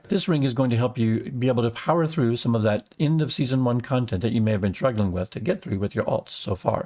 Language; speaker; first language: English; native; English